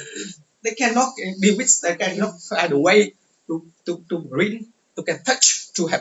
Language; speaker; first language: English; non-native, learner; Vietnamese